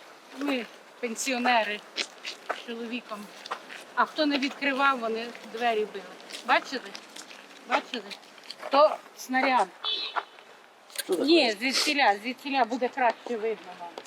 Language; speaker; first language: Ukrainian; native; Ukrainian